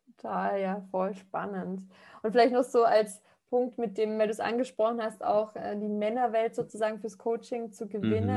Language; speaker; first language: German; native; German